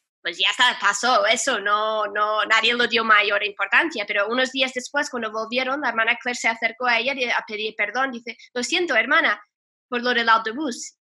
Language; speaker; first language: Spanish; non-native, fluent; English